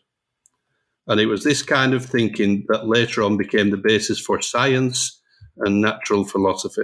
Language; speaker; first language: English; native; English